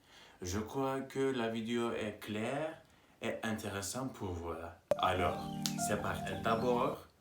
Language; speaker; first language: French; non-native, learner; Turkish